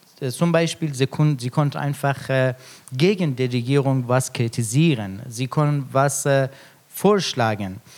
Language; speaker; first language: German; non-native, fluent; Persian